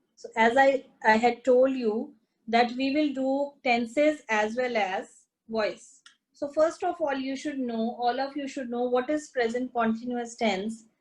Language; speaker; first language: English; non-native, local second language; Punjabi